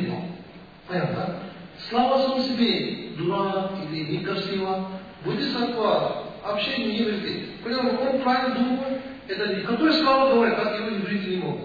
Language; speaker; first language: Russian; non-native, learner; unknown